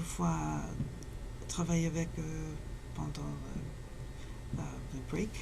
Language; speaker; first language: French; non-native, fluent; English